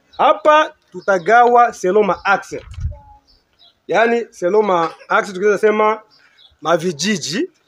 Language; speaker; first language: Swahili; native; Swahili